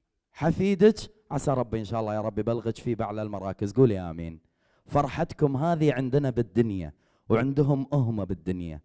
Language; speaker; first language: Arabic; native; Arabic